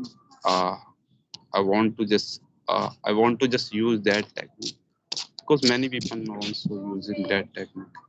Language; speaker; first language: English; non-native, learner; Hindi